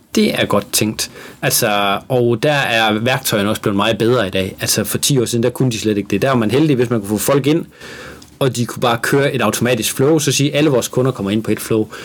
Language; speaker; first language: Danish; native; Danish